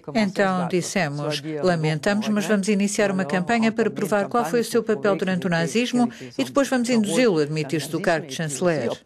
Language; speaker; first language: Portuguese; non-native, fluent; German